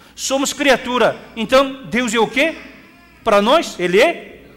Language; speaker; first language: Portuguese; non-native, fluent; Korean